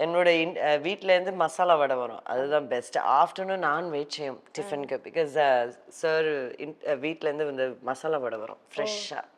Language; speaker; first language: Tamil; early bilingual, heritage; Tamil